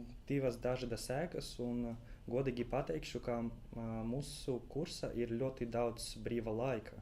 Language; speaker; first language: Latvian; non-native, local second language; Russian